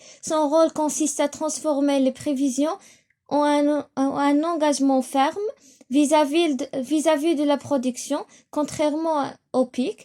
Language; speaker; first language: French; non-native, local second language; Arabic